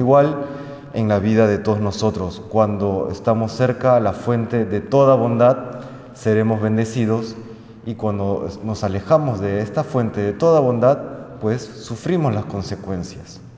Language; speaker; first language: Spanish; native; Spanish